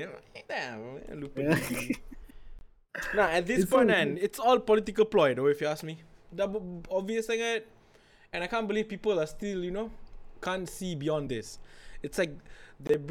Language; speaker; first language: English; non-native, local second language; Malay